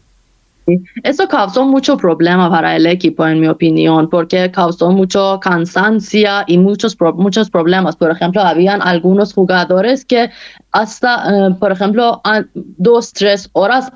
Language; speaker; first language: Spanish; non-native, fluent; Persian